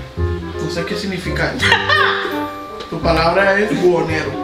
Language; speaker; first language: Spanish; early bilingual, heritage; Spanish